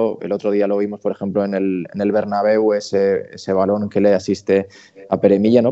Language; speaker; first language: Spanish; native; Spanish